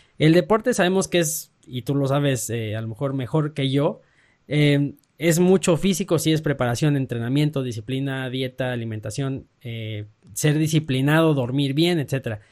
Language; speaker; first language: Spanish; native; Spanish